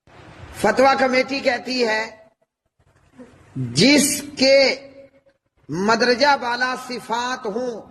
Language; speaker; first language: Urdu; native; Urdu